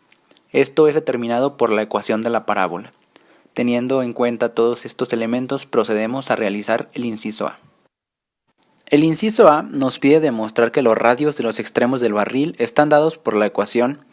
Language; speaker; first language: Spanish; native; Spanish